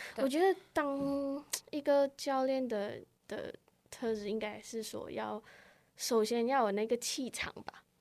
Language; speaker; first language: Chinese; native; Chinese